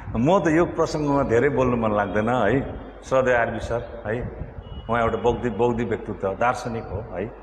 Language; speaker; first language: Nepali; native; Nepali